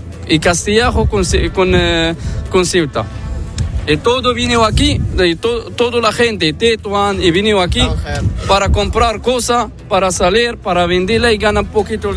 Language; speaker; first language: Spanish; non-native, learner; Arabic